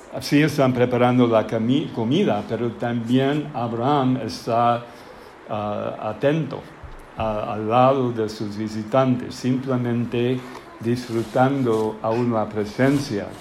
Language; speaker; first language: Spanish; non-native, fluent; English